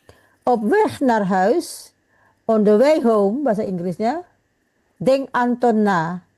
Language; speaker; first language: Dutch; non-native, fluent; Indonesian